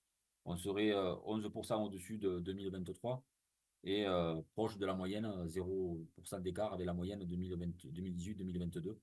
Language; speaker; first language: French; native; French